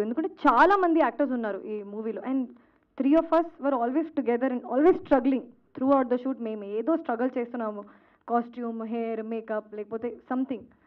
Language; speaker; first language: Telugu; non-native, local second language; Hindi